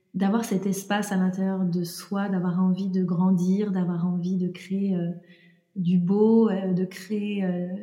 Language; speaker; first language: French; native; French